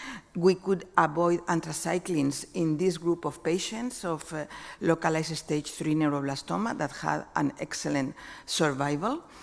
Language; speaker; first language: English; non-native, fluent; Spanish